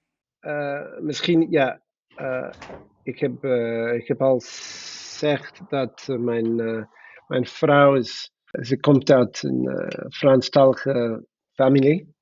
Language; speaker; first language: Dutch; non-native, learner; English